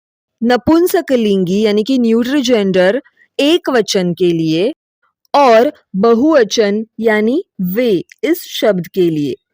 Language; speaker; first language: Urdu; non-native, local second language; Marathi